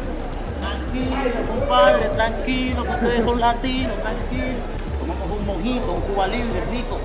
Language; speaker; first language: Spanish; native; Spanish